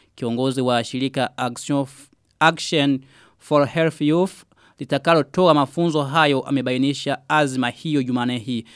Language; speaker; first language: Swahili; non-native, local second language; Rundi